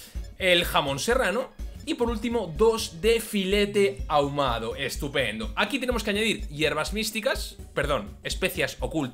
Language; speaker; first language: Spanish; native; Spanish